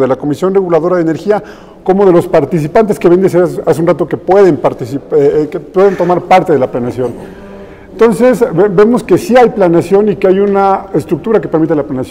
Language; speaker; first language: Spanish; native; Spanish